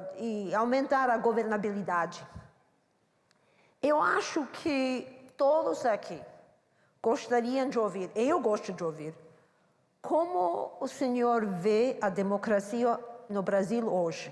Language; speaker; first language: Portuguese; non-native, learner; English